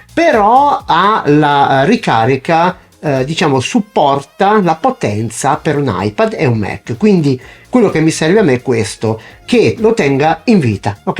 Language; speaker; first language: Italian; native; Italian